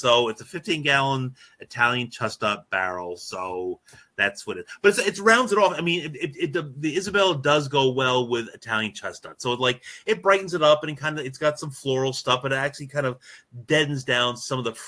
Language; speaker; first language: English; native; English